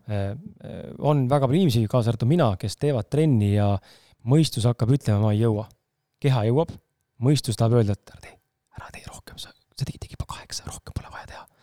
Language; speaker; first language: Estonian; native; Estonian